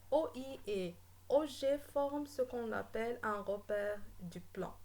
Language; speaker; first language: French; non-native, local second language; Arabic